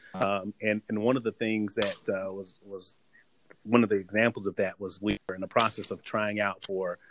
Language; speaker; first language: English; native; English